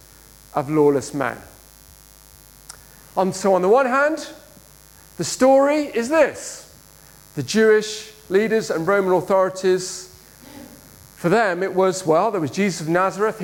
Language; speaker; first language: English; native; English